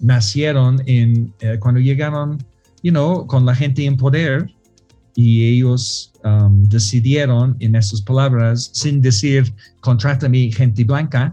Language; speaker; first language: Spanish; non-native, fluent; English